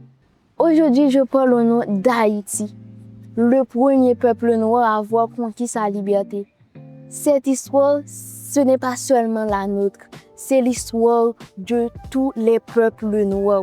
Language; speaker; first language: French; non-native, local second language; Haitian Creole